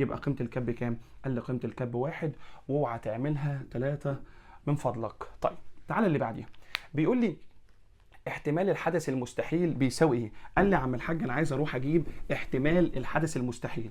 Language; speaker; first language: Arabic; native; Arabic